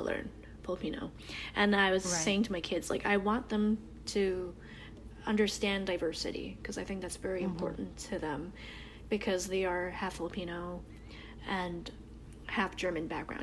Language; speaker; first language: English; native; English